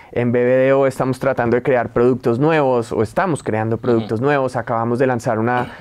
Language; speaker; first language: Spanish; native; Spanish